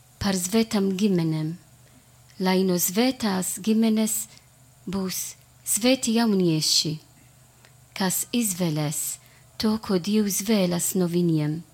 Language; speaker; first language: Latvian; non-native, learner; Italian